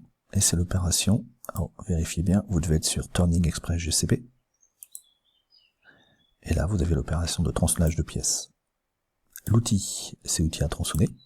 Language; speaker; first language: French; native; French